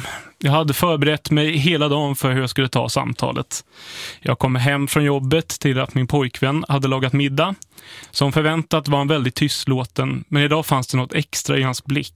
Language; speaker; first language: Swedish; native; Swedish